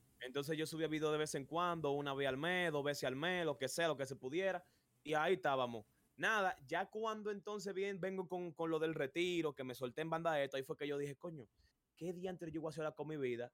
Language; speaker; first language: Spanish; native; Spanish